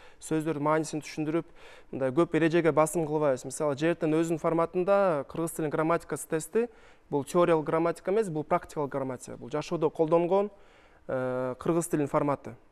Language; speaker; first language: Kyrgyz; non-native, local second language; Russian